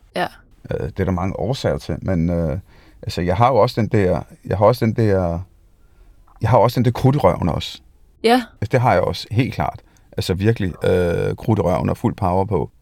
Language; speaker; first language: Danish; early bilingual, other home language; Hindi